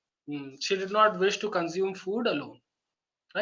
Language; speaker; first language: English; non-native, local second language; Hindi